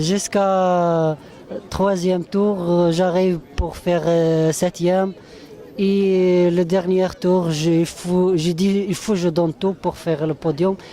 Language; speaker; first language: French; non-native, learner; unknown